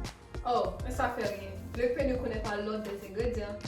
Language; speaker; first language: French; non-native, fluent; English